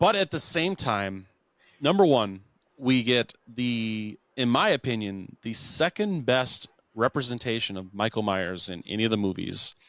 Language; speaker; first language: English; native; English